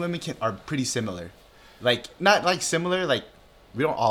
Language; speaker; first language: English; early bilingual, other home language; Filipino